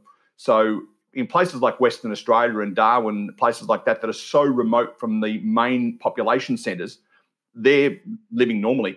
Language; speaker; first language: English; native; English